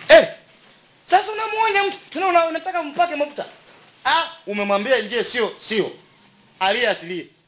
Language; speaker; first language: Swahili; native; Swahili